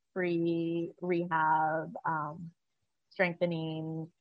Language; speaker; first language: English; native; English